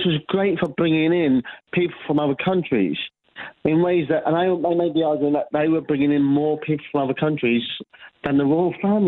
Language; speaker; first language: English; native; English